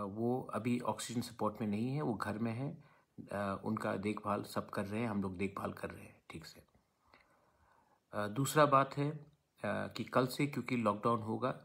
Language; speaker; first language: Hindi; non-native, local second language; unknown